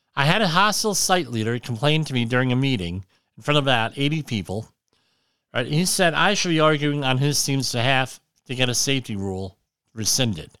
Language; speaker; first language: English; native; English